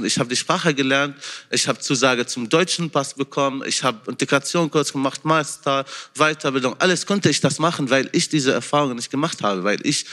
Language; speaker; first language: German; non-native, fluent; Arabic